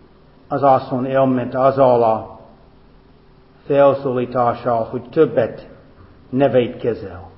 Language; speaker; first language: Hungarian; non-native, fluent; English